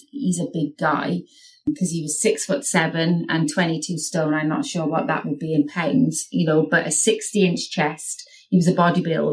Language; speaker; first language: English; native; English